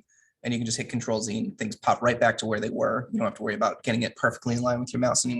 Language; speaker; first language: English; native; English